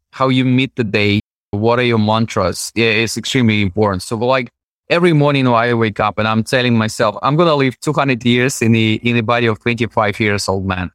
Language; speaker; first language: English; non-native, fluent; Russian